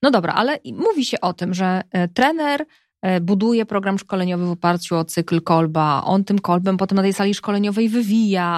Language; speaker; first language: Polish; native; Polish